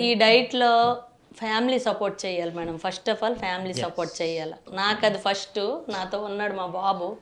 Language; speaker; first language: Telugu; native; Telugu